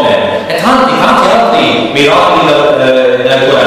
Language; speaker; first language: Italian; non-native, learner; English